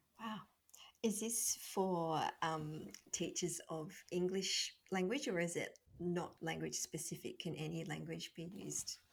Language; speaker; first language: English; native; English